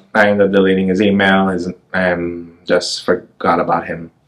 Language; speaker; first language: English; native; English